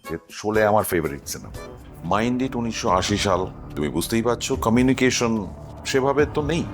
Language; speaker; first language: Bangla; native; Bangla